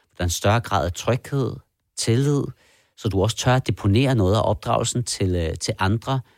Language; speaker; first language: Danish; early bilingual, other home language; Persian